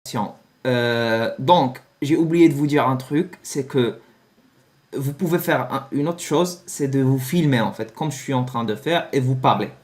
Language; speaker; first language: French; non-native, fluent; Arabic